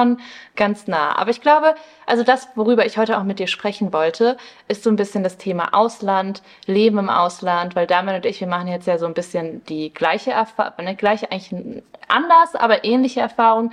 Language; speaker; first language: German; early bilingual, other home language; Spanish